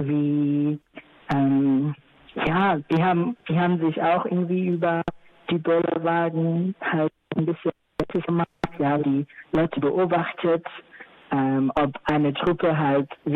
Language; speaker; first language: German; non-native, fluent; Swahili